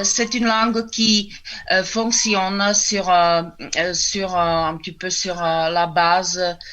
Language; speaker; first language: French; non-native, fluent; Czech